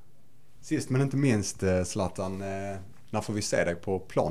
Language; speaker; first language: Swedish; native; Swedish